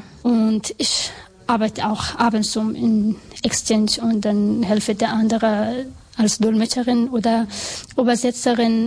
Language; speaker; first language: German; non-native, learner; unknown